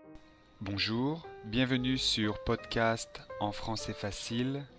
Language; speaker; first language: French; non-native, learner; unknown